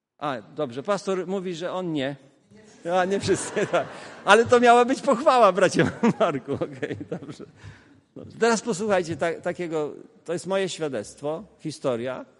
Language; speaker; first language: Polish; non-native, local second language; Kashubian